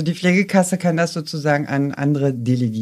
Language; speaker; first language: German; native; German